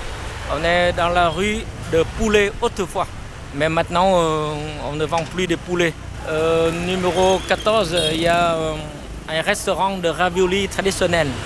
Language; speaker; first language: French; non-native, fluent; Vietnamese